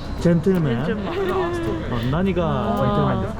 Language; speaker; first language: Japanese; non-native, learner; Korean